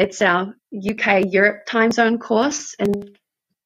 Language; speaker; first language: English; native; English